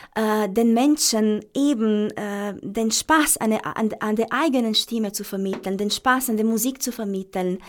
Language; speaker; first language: German; non-native, fluent; Romanian